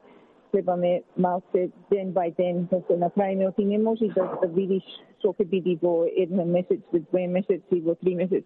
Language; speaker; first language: Macedonian; early bilingual, heritage; Macedonian